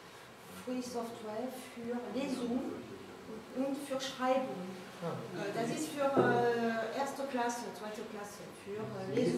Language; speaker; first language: German; non-native, learner; French